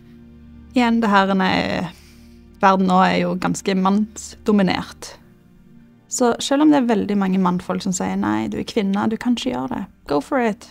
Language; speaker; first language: Norwegian; early bilingual, other home language; Bosnian